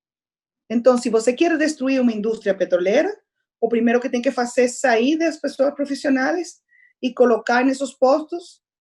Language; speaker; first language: Portuguese; non-native, fluent; Spanish